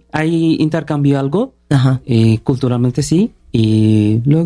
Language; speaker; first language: Spanish; non-native, learner; Bangla